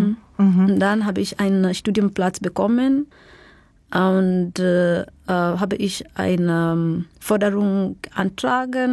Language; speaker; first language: German; non-native, fluent; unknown